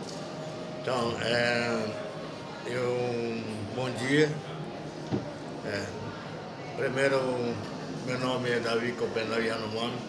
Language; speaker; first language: Portuguese; non-native, local second language; Yanomámi